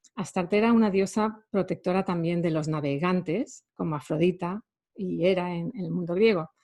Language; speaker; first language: Spanish; native; Spanish